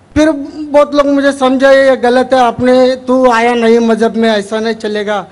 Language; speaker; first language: Hindi; non-native, local second language; Tamil